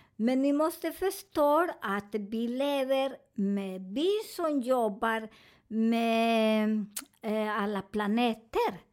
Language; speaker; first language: Swedish; non-native, learner; Spanish